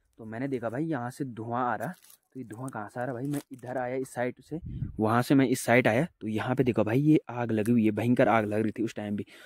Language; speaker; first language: Hindi; non-native, local second language; Garhwali